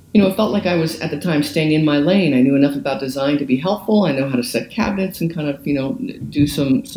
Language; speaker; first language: English; native; English